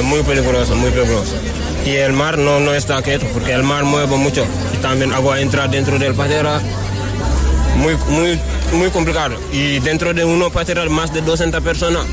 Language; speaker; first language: Spanish; non-native, learner; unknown